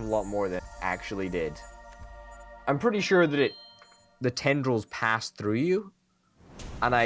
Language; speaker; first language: English; native; English